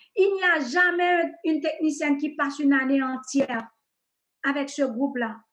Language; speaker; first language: French; non-native, local second language; Haitian Creole